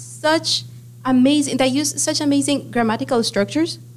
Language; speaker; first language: English; non-native, fluent; Spanish